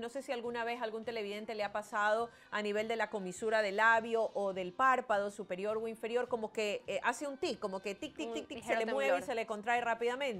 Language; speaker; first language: Spanish; native; Spanish